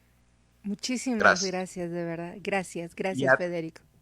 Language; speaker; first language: Spanish; native; Spanish